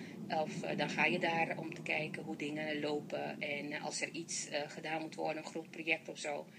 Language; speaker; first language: Dutch; non-native, local second language; Papiamento